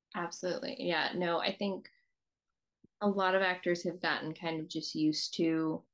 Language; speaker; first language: English; native; English